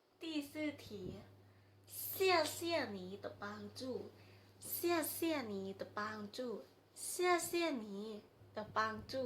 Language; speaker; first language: Chinese; non-native, fluent; Thai